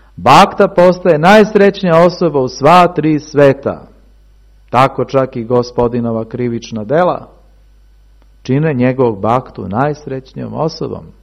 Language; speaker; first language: Serbian; early bilingual, heritage; Serbian